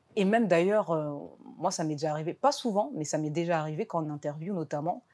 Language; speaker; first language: French; native; French